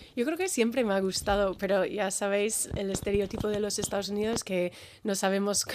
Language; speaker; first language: Spanish; non-native, fluent; English